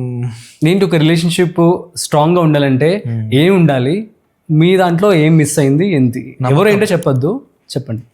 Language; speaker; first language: Telugu; native; Telugu